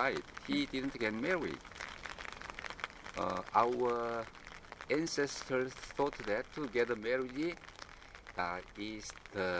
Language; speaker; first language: English; non-native, fluent; Korean